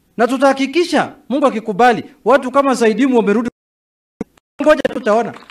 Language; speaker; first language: Swahili; non-native, local second language; Somali